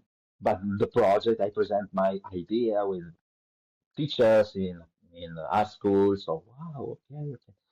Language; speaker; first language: English; non-native, learner; Italian